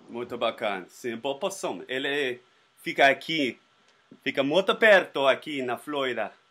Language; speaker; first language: Portuguese; non-native, learner; Spanish